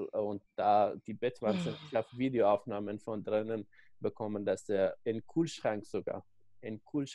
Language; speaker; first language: German; non-native, learner; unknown